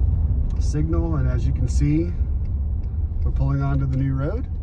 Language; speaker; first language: English; native; English